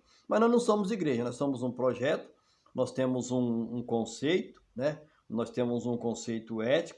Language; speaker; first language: Portuguese; native; Portuguese